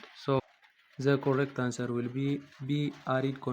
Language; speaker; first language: English; non-native, local second language; Amharic